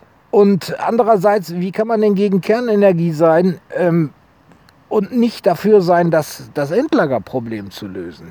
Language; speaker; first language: German; native; German